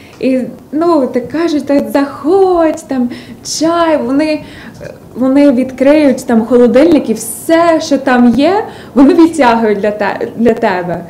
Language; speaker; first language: Ukrainian; early bilingual, other home language; English